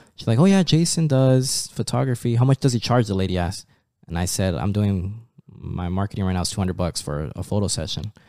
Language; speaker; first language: English; early bilingual, other home language; Spanish